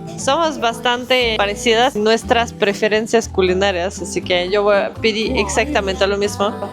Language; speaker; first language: Spanish; non-native, fluent; Russian